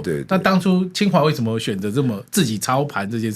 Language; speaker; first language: Chinese; native; Chinese